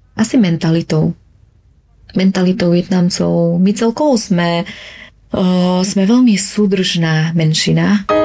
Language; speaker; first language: Slovak; early bilingual, other home language; Vietnamese